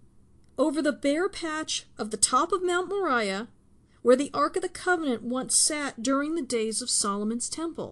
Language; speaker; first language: English; native; English